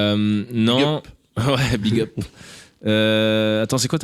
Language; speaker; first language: French; native; French